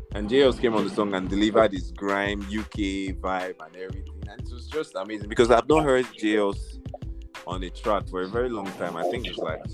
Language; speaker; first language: English; non-native, local second language; Yoruba